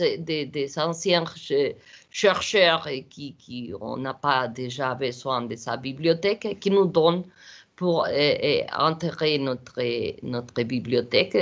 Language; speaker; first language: French; non-native, learner; Portuguese